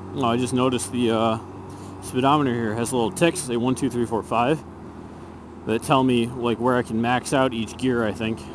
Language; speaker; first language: English; native; English